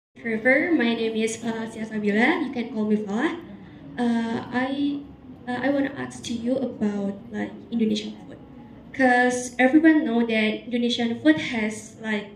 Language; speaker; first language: English; non-native, learner; Indonesian